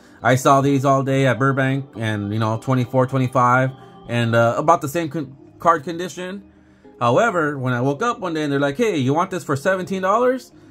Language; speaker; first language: English; native; English